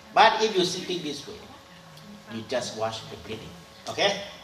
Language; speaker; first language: English; non-native, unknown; Thai